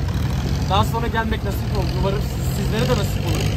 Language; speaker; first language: Turkish; native; Turkish